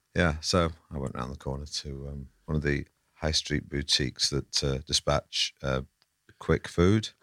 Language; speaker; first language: English; native; English